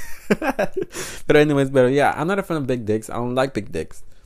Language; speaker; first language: English; non-native, fluent; Spanish